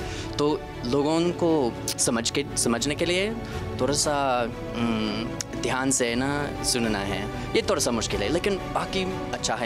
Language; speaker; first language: Hindi; non-native, fluent; English